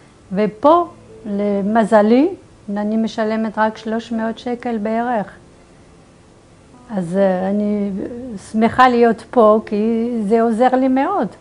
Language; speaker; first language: Hebrew; non-native, fluent; French